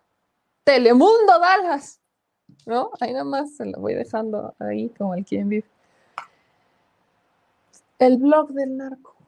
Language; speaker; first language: Spanish; native; Spanish